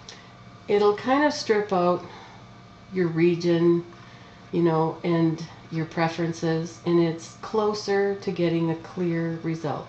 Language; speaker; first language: English; native; English